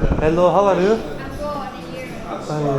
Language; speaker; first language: English; non-native, learner; Turkish